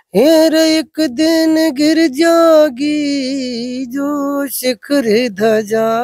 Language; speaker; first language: Hindi; native; Hindi